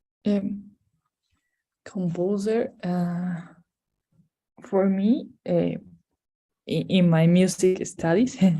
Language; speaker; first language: English; non-native, fluent; Spanish